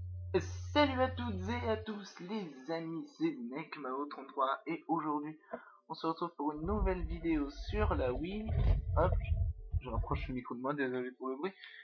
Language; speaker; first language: French; native; French